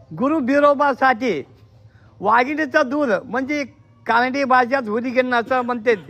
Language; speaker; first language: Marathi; non-native, local second language; Kannada